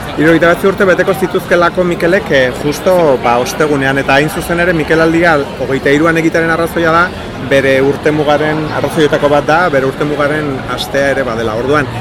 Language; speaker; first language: Basque; native; Basque